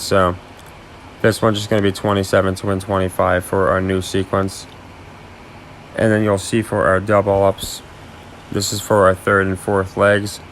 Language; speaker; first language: English; native; English